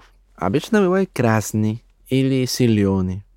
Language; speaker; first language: Russian; non-native, learner; Spanish